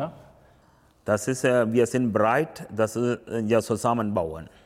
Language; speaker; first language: German; non-native, learner; Tamil